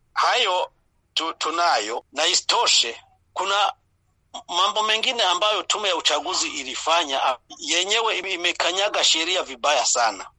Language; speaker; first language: Swahili; non-native, local second language; Rundi